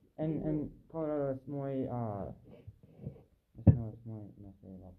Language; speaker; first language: Spanish; non-native, learner; English